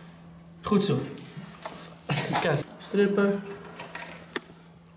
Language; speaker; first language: Dutch; non-native, learner; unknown